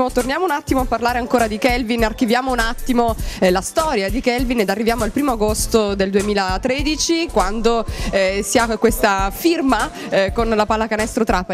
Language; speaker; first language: Italian; native; Italian